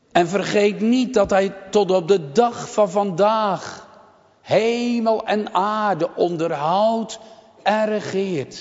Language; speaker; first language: Dutch; native; Dutch